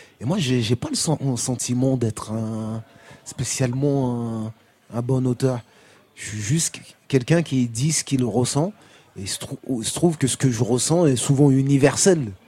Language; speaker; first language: French; native; French